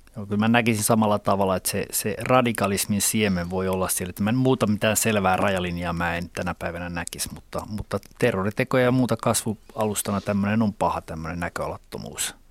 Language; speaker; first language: Finnish; native; Finnish